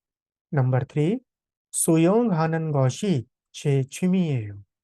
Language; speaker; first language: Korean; non-native, fluent; Hindi